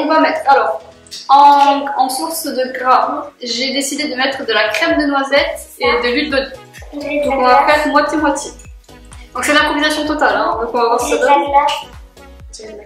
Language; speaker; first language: French; native; French